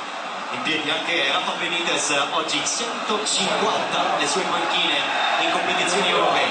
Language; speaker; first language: Italian; native; Italian